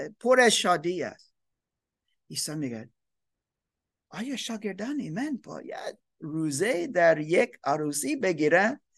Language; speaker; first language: Persian; non-native, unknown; German